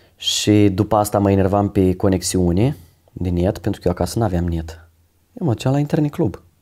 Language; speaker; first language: Romanian; native; Romanian